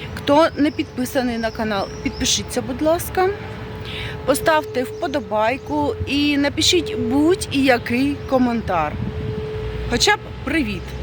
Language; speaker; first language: Ukrainian; native; Ukrainian